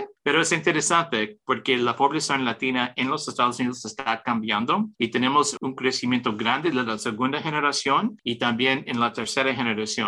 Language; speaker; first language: Spanish; early bilingual, heritage; English